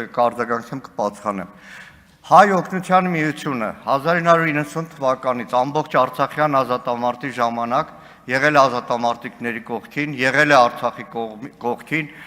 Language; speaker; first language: Armenian; native; Armenian